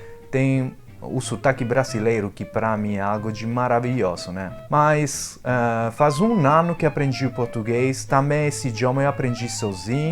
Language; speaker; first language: Portuguese; non-native, fluent; Italian